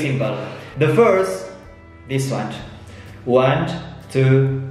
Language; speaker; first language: English; non-native, learner; Indonesian